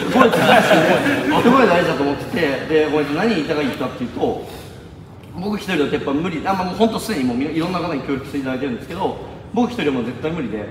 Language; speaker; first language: Japanese; native; Japanese